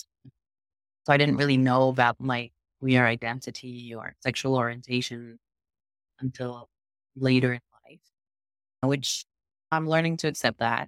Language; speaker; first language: English; non-native, fluent; French